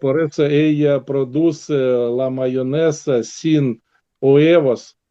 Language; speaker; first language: Spanish; non-native, learner; Russian